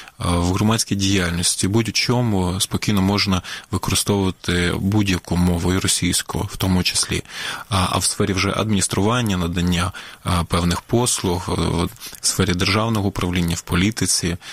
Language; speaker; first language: Ukrainian; non-native, local second language; Russian